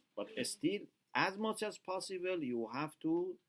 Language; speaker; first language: English; non-native, fluent; Persian